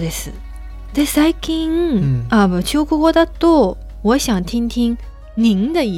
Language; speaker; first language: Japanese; non-native, fluent; Chinese